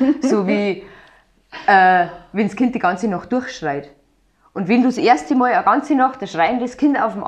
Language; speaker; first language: German; native; German